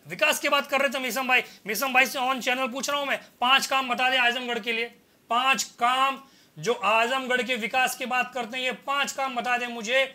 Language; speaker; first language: Hindi; native; Hindi